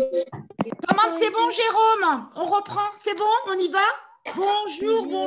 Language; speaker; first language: French; non-native, fluent; Turkish